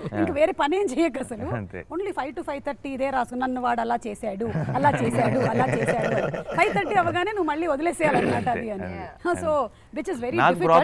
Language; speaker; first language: Telugu; native; Telugu